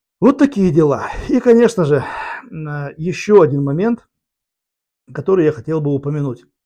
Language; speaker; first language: Russian; native; Russian